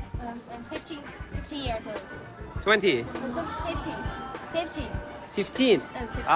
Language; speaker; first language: English; non-native, learner; Chinese